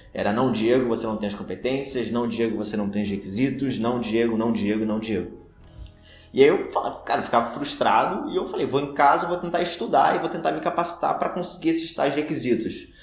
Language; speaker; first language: Portuguese; native; Portuguese